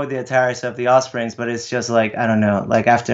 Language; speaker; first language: English; non-native, fluent; Spanish